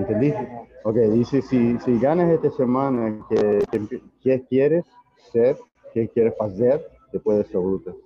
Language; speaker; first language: Spanish; non-native, learner; English